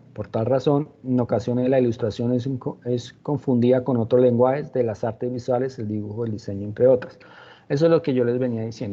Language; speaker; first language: Spanish; native; Spanish